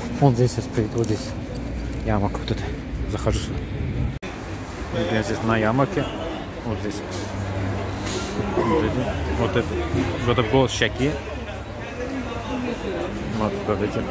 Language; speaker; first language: Russian; non-native, learner; Azerbaijani